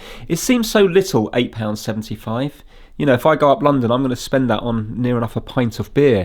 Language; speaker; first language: English; native; English